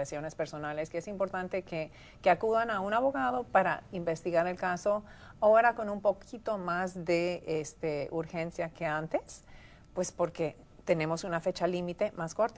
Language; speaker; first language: Spanish; native; Spanish